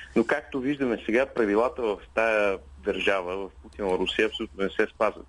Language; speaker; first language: Bulgarian; native; Bulgarian